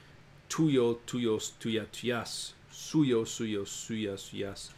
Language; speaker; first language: Spanish; non-native, learner; English